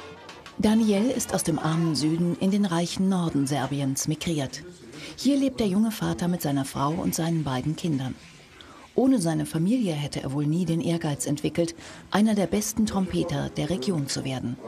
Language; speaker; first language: German; native; German